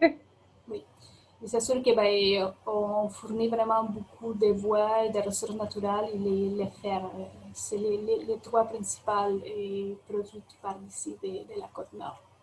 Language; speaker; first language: French; non-native, fluent; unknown